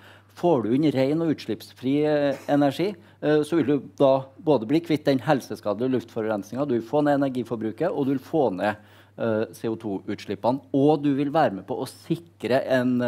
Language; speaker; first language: Norwegian; native; Norwegian